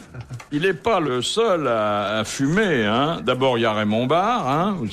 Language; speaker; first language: French; native; French